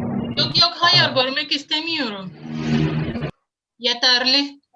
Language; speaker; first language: Turkish; non-native, fluent; Arabic